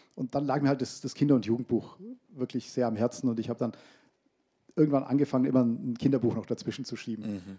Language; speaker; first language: German; native; German